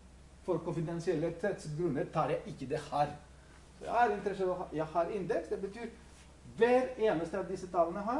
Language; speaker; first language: Norwegian; non-native, fluent; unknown